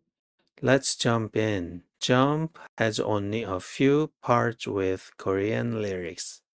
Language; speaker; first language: English; non-native, fluent; Korean